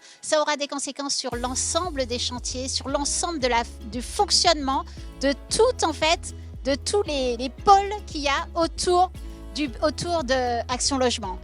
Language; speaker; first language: French; native; French